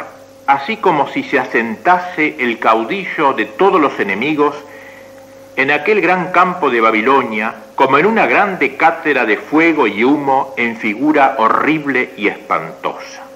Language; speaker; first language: Spanish; native; Spanish